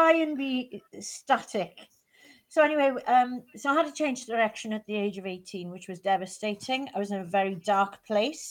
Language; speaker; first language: English; native; English